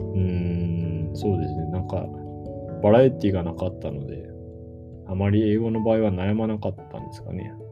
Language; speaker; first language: Japanese; native; Japanese